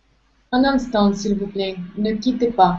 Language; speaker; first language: French; non-native, learner; Russian